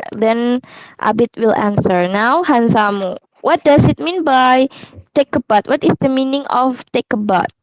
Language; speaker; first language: English; non-native, fluent; Indonesian